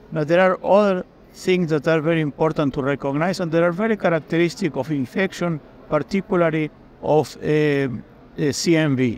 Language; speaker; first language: English; non-native, fluent; Spanish